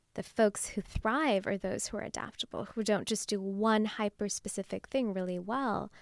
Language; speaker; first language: English; non-native, local second language; Urdu